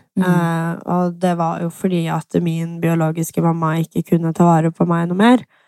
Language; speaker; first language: Norwegian; early bilingual, other home language; English